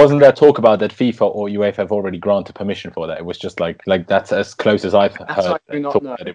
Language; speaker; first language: English; native; English